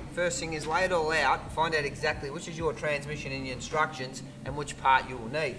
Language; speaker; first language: English; native; English